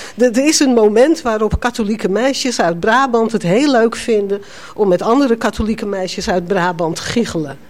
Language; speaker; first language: Dutch; native; Dutch